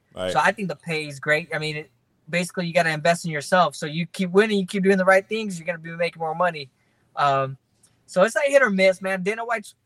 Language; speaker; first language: English; native; English